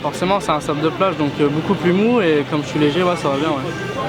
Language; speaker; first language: French; native; French